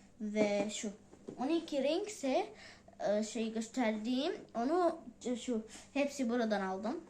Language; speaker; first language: Turkish; non-native, learner; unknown